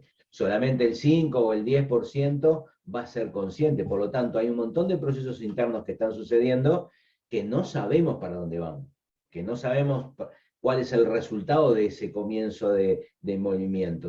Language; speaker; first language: Spanish; native; Spanish